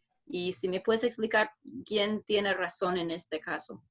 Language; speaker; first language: Spanish; non-native, fluent; English